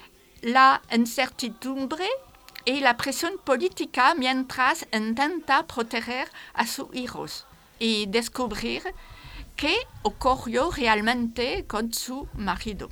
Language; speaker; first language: Spanish; non-native, fluent; French